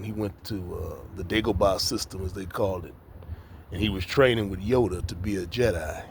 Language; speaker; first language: English; native; English